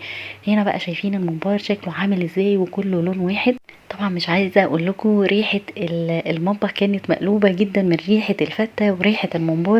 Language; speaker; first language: Arabic; native; Arabic